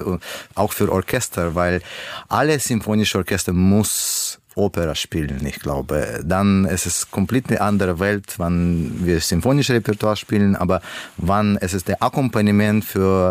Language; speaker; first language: German; non-native, learner; Russian